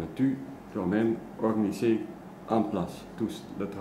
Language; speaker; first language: French; non-native, learner; Dutch